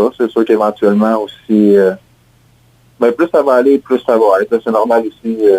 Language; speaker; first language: French; native; French